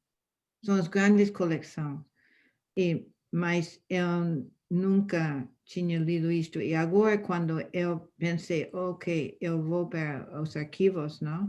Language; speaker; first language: Portuguese; non-native, fluent; English